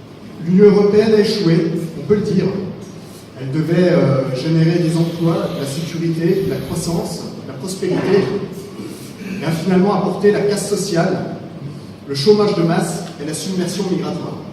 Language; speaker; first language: French; native; French